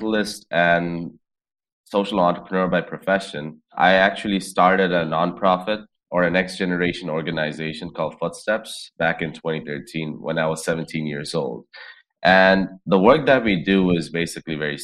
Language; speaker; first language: English; non-native, local second language; Bangla